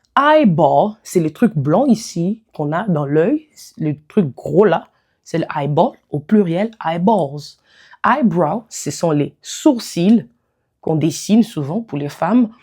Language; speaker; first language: French; non-native, local second language; Lingala